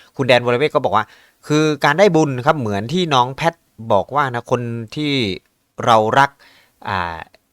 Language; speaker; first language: Thai; native; Thai